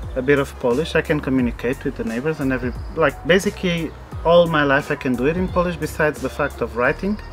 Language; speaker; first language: English; non-native, fluent; Portuguese